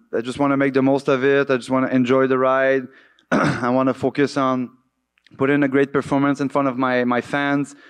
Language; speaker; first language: English; native; English